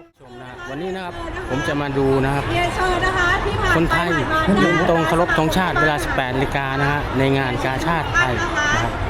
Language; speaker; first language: Thai; native; Thai